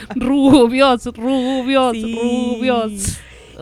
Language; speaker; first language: Spanish; native; Spanish